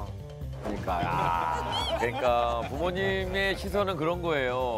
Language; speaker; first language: Korean; native; Korean